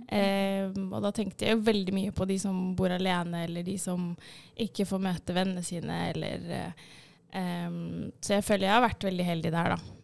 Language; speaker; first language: Norwegian; early bilingual, other home language; Arabic